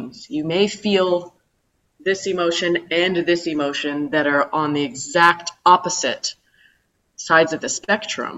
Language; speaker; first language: English; native; English